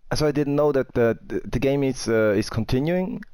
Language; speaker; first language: English; non-native, fluent; German